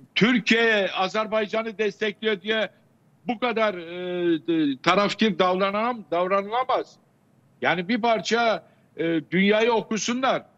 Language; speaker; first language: Turkish; native; Turkish